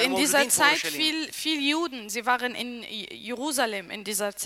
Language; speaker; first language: German; non-native, learner; Arabic